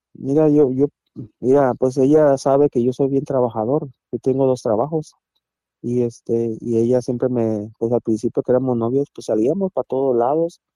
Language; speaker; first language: Spanish; native; Spanish